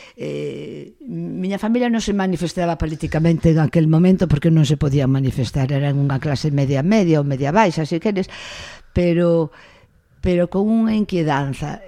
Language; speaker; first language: Galician; non-native, local second language; Spanish